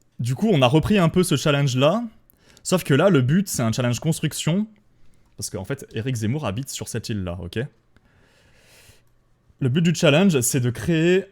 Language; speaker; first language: French; native; French